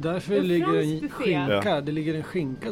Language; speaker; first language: Swedish; native; Swedish